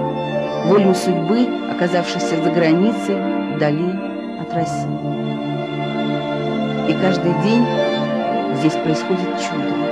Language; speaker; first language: Russian; native; Russian